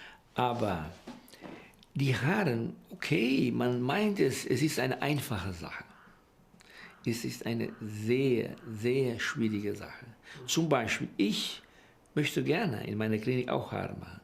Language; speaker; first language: German; early bilingual, heritage; Portuguese